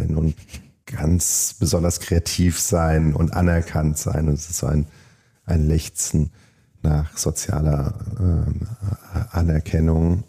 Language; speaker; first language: German; native; German